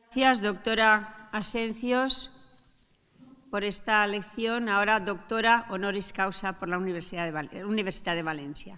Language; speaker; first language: Spanish; non-native, local second language; Catalan